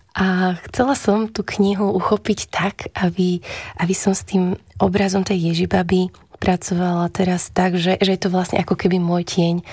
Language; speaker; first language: Slovak; native; Slovak